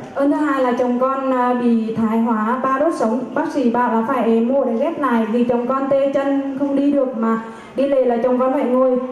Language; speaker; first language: Vietnamese; native; Vietnamese